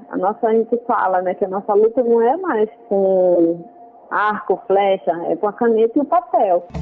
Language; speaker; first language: Portuguese; native; Portuguese